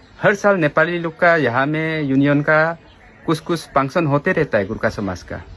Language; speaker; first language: Hindi; non-native, local second language; Nepali